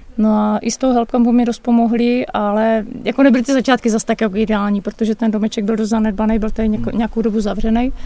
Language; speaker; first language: Czech; native; Czech